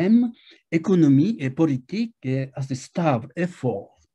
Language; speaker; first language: French; non-native, fluent; Japanese